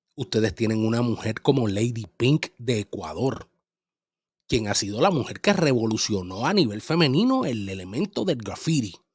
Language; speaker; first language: Spanish; early bilingual, heritage; Spanish